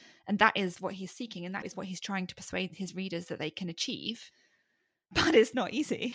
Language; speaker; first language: English; native; English